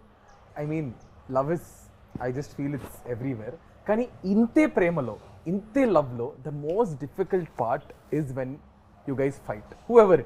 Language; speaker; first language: Telugu; native; Telugu